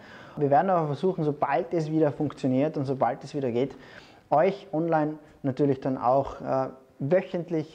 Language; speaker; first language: German; native; German